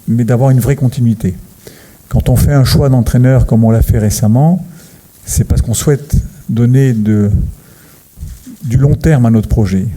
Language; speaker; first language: French; native; French